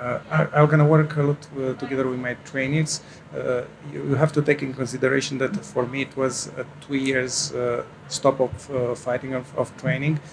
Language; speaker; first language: English; non-native, fluent; Romanian